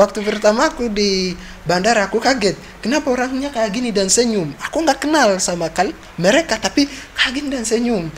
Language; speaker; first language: Indonesian; non-native, fluent; Ganda